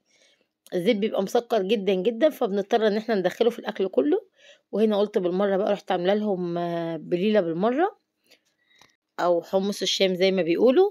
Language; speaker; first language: Arabic; native; Arabic